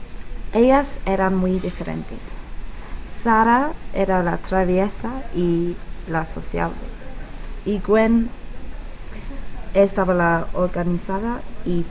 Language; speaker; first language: Spanish; non-native, learner; English